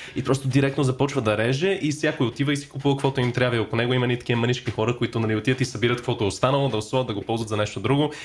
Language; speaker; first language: Bulgarian; early bilingual, heritage; Bulgarian